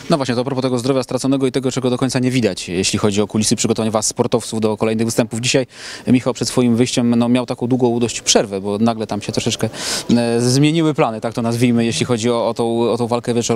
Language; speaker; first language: Polish; native; Polish